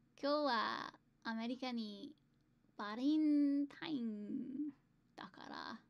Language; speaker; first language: Japanese; non-native, learner; English